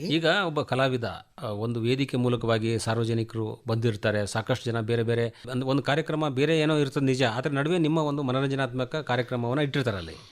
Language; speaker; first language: Kannada; native; Kannada